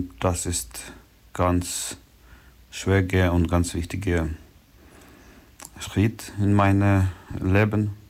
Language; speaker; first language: German; non-native, learner; Ukrainian